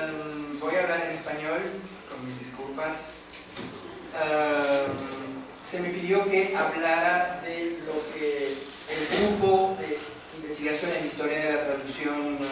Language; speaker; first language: Spanish; non-native, fluent; French